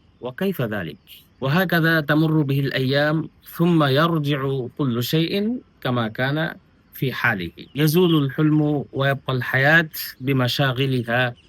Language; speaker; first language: Arabic; non-native, fluent; Bangla